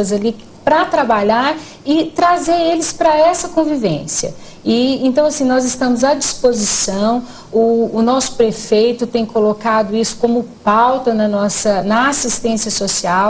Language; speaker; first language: Portuguese; native; Portuguese